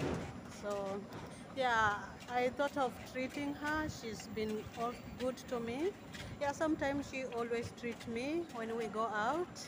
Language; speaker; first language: English; non-native, learner; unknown